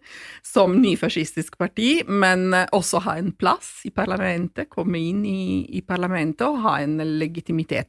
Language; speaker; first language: Norwegian; non-native, fluent; Italian